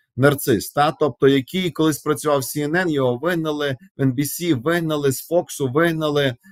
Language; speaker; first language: Ukrainian; native; Ukrainian